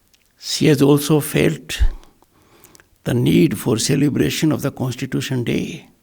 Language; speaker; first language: English; non-native, local second language; Hindi